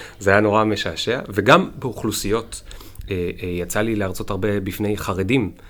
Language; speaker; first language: Hebrew; native; Hebrew